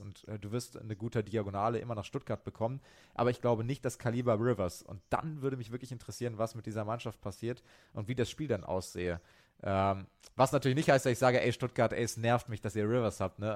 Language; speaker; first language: German; native; German